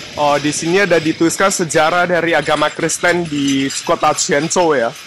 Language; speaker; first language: Indonesian; native; Indonesian